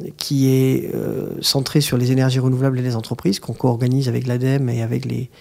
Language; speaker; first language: French; native; French